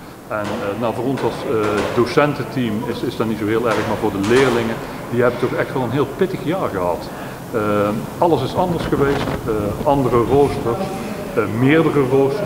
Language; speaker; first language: Dutch; native; Dutch